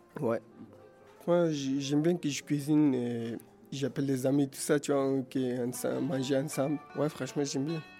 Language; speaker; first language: French; non-native, learner; Pashto